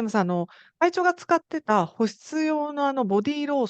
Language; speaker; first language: Japanese; native; Japanese